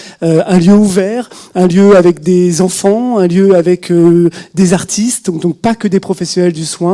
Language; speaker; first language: French; native; French